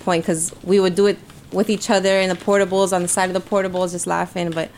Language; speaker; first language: English; early bilingual, other home language; Spanish